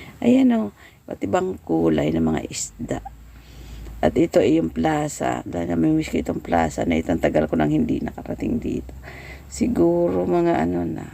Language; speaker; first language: Filipino; non-native, local second language; Hiligaynon